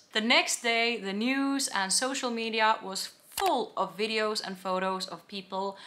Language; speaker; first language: English; non-native, fluent; Finnish